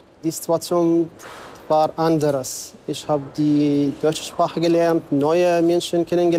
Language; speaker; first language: German; non-native, fluent; Arabic